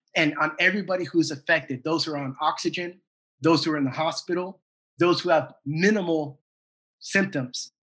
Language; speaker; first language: English; native; English